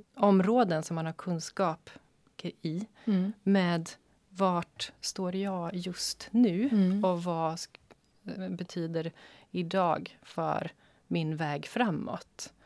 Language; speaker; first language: Swedish; native; Swedish